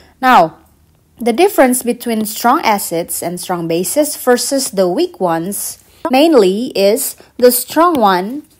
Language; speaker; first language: English; non-native, fluent; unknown